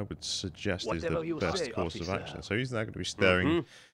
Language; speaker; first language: English; native; English